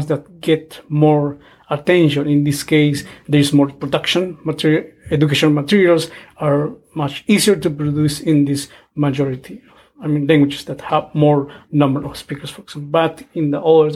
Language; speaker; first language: English; non-native, fluent; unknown